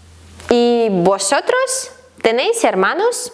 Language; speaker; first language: Spanish; non-native, fluent; Ukrainian